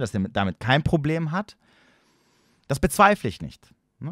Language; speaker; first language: German; native; German